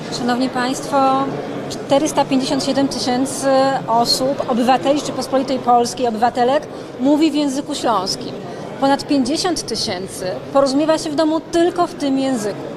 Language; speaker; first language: Polish; native; Polish